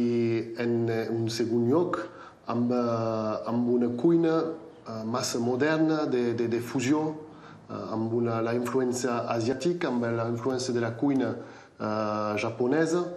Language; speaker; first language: Catalan; non-native, local second language; French